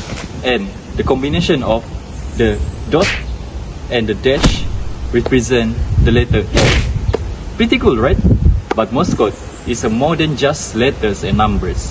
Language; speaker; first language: English; non-native, learner; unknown